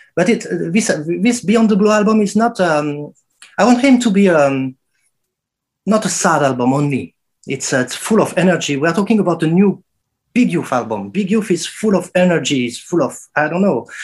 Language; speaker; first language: English; non-native, fluent; French